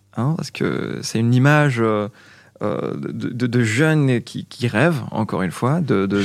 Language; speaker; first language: French; non-native, local second language; Arabic